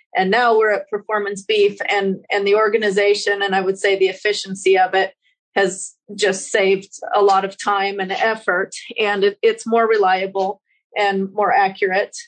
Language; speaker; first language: English; native; English